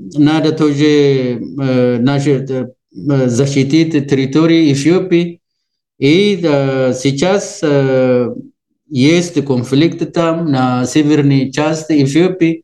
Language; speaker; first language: Russian; non-native, learner; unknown